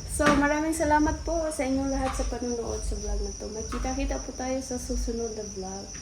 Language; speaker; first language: Filipino; native; Filipino